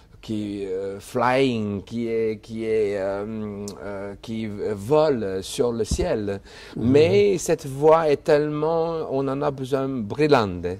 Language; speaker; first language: French; non-native, fluent; Chinese